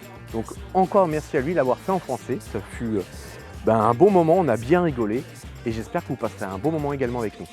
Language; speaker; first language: French; native; French